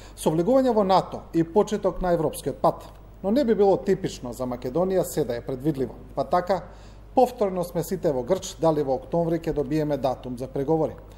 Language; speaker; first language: Macedonian; native; Macedonian